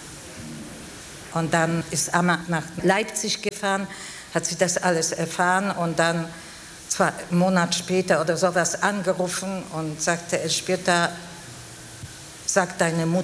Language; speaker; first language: German; non-native, fluent; Polish